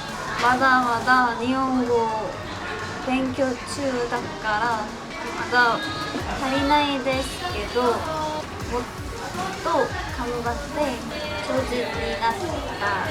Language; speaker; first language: Japanese; non-native, learner; Korean